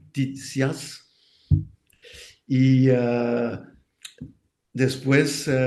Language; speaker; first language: Spanish; non-native, fluent; French